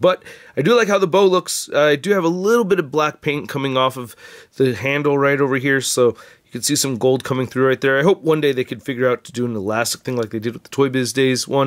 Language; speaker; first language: English; native; English